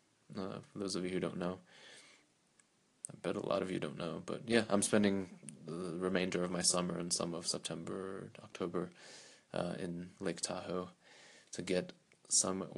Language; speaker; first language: English; native; English